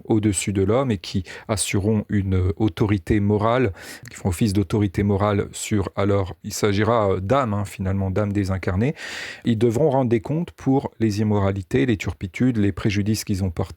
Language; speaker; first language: French; native; French